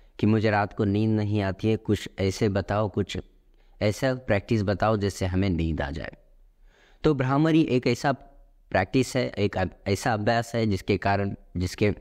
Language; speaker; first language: Hindi; non-native, local second language; Marathi